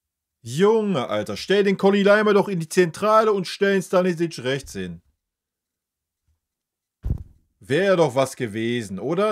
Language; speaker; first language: German; native; German